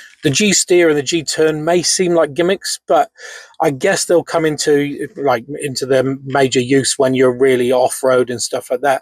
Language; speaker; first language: English; native; English